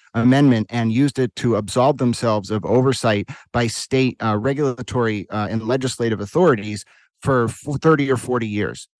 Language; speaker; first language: English; native; English